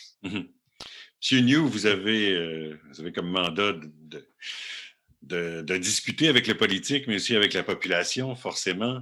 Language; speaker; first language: French; native; French